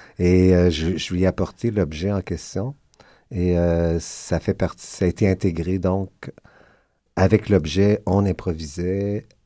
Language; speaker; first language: French; native; French